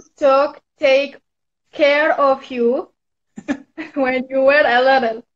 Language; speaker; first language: English; non-native, learner; Arabic